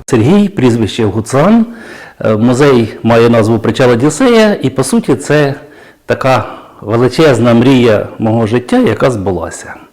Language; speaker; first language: Ukrainian; native; Ukrainian